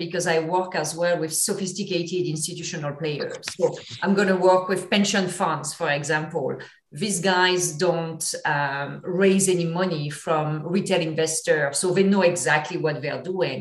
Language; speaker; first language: English; non-native, fluent; French